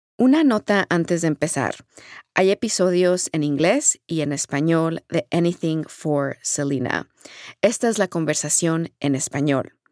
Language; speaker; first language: Spanish; early bilingual, heritage; Spanish